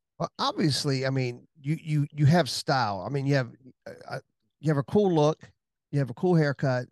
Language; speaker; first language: English; native; English